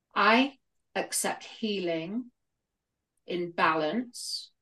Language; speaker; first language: English; native; English